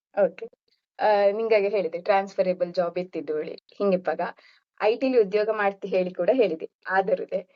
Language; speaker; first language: Kannada; native; Kannada